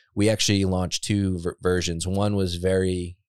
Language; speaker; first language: English; native; English